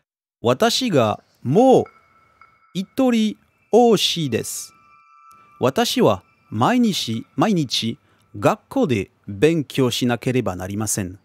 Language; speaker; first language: Japanese; non-native, learner; French